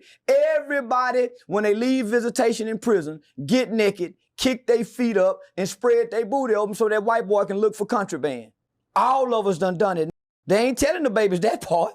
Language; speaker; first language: English; native; English